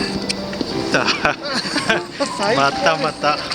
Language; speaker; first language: Japanese; native; Japanese